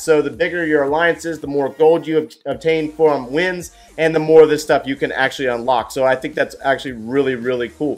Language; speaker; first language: English; native; English